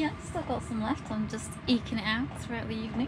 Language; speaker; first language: English; native; English